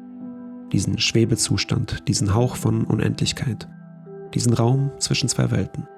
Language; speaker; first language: German; native; German